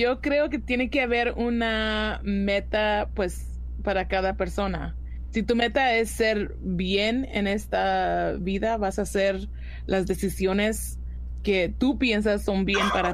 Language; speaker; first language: Spanish; early bilingual, heritage; Spanish